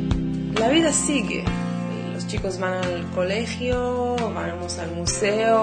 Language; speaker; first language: Spanish; non-native, fluent; Hebrew